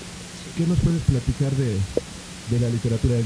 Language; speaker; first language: Spanish; native; Spanish